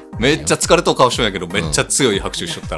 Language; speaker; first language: Japanese; native; Japanese